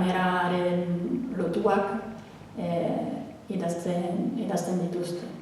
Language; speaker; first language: Basque; non-native, fluent; Italian